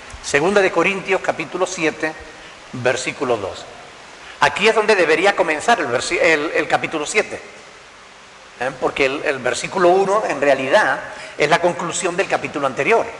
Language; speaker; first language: Spanish; native; Spanish